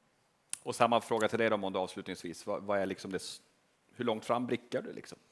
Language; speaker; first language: Swedish; native; Swedish